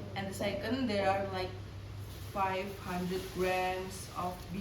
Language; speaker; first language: English; non-native, learner; Indonesian